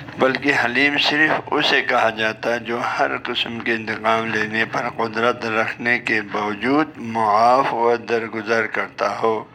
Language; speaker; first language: Urdu; non-native, local second language; Balti